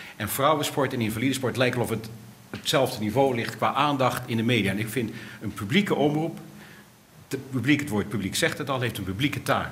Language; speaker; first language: Dutch; native; Dutch